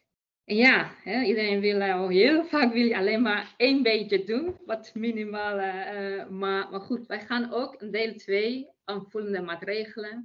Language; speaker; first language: Dutch; non-native, fluent; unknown